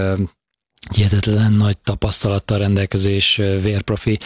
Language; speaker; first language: Hungarian; native; Hungarian